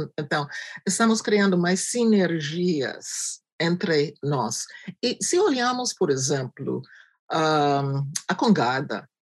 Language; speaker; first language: Portuguese; non-native, fluent; English